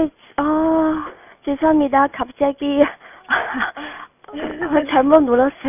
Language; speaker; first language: Korean; non-native, fluent; Chinese